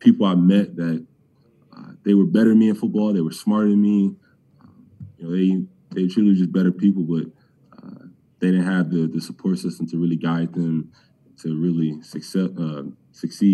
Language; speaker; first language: English; native; English